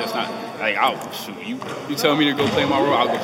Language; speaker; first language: English; native; English